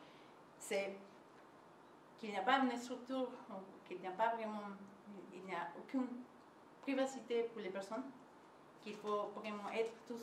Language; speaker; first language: French; non-native, learner; Spanish